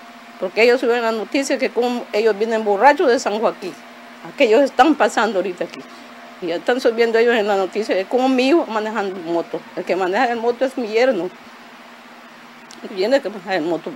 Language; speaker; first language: Spanish; native; Spanish